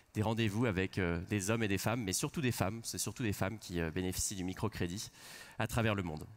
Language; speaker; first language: French; native; French